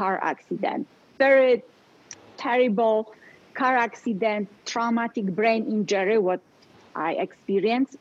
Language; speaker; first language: English; non-native, fluent; Polish